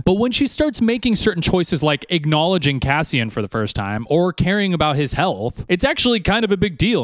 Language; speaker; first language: English; native; English